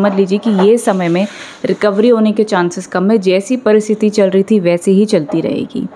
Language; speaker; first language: Hindi; native; Hindi